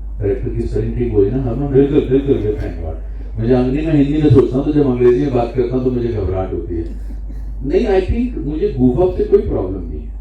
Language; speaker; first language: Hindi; native; Hindi